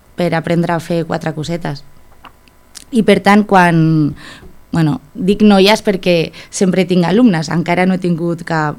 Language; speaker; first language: Catalan; non-native, local second language; Spanish